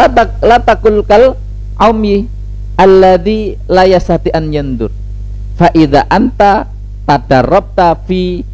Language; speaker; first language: Arabic; non-native, fluent; Indonesian